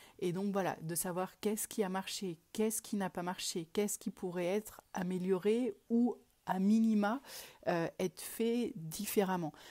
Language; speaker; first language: French; native; French